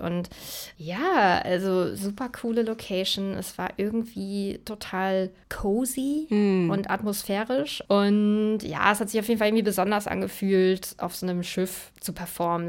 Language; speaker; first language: German; native; German